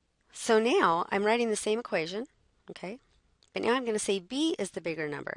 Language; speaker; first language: English; native; English